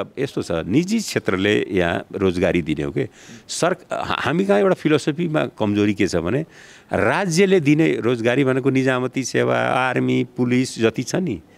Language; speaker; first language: Nepali; non-native, local second language; Bhojpuri